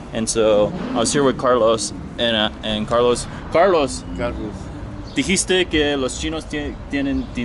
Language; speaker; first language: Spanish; non-native, learner; English